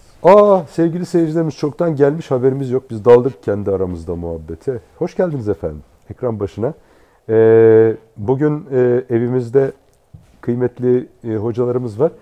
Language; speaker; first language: Turkish; native; Turkish